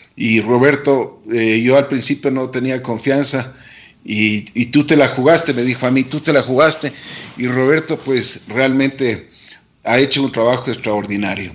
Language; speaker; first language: Spanish; native; Spanish